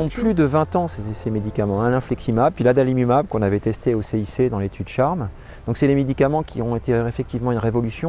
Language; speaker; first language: French; native; French